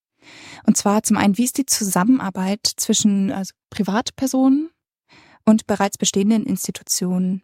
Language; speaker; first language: German; native; German